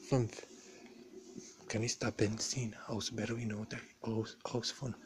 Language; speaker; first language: German; non-native, learner; Bosnian